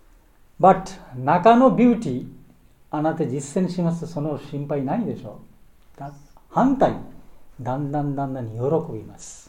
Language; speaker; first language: Japanese; non-native, learner; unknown